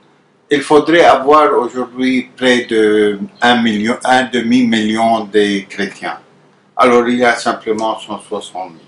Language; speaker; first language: French; non-native, fluent; Arabic